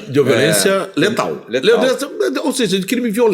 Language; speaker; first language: Portuguese; native; Portuguese